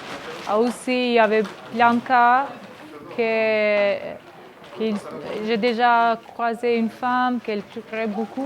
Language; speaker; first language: French; non-native, learner; Albanian